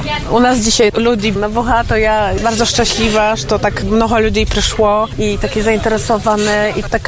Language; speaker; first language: Polish; non-native, local second language; Ukrainian